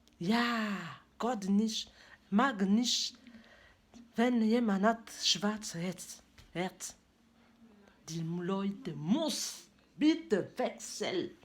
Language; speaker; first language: German; non-native, learner; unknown